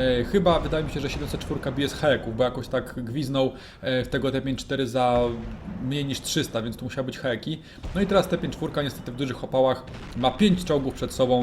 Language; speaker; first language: Polish; native; Polish